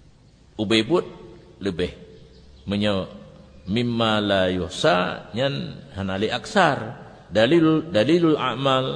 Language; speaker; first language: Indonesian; non-native, local second language; Achinese